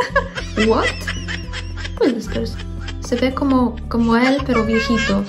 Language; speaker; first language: Spanish; non-native, learner; Polish